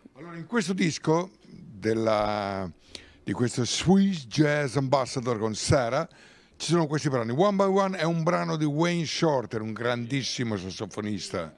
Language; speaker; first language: Italian; native; Italian